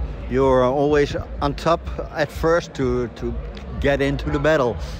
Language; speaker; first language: English; non-native, fluent; Dutch